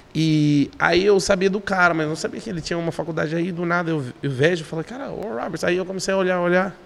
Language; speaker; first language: Portuguese; non-native, fluent; English